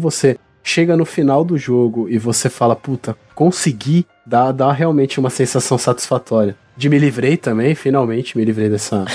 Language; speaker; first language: Portuguese; native; Portuguese